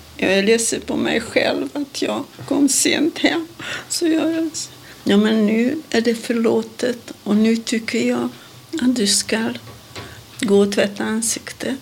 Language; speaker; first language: Swedish; non-native, fluent; Hungarian